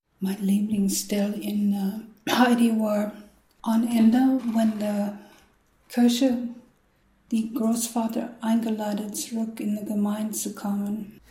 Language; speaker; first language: German; non-native, learner; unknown